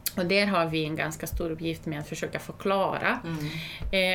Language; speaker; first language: Swedish; non-native, fluent; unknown